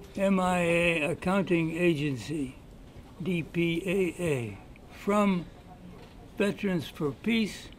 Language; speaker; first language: English; native; English